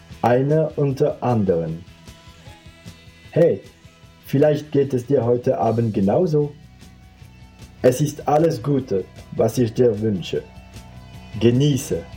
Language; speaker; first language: German; non-native, fluent; French